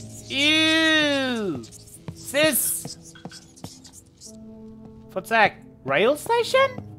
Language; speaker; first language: English; non-native, local second language; Afrikaans